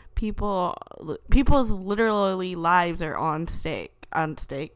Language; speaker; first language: English; early bilingual, other home language; Filipino